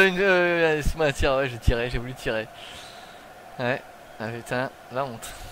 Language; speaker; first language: French; native; French